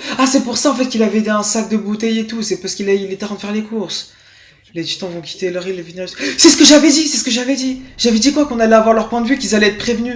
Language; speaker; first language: French; native; French